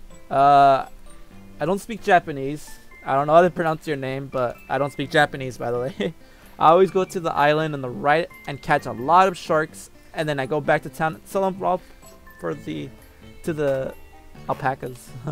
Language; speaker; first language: English; early bilingual, other home language; Spanish